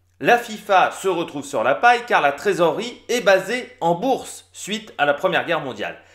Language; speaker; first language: French; native; French